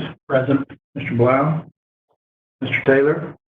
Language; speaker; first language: English; native; English